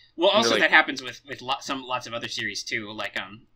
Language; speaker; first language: English; native; English